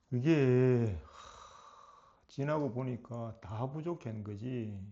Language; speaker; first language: Korean; native; Korean